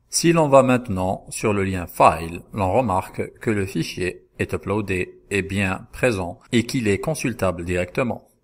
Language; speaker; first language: French; non-native, local second language; Arabic